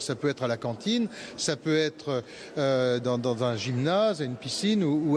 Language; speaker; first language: French; native; French